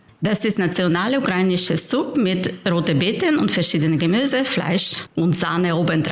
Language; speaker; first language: German; non-native, fluent; Ukrainian